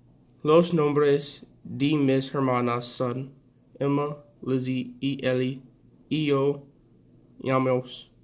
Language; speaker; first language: Spanish; non-native, learner; English